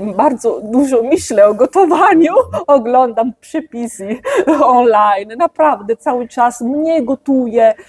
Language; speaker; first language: Polish; non-native, fluent; Italian